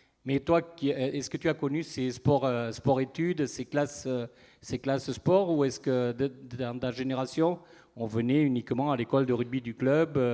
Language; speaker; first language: French; native; French